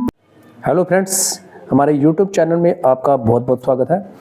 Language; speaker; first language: Hindi; native; Hindi